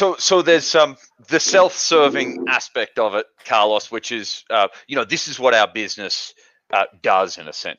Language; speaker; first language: English; native; English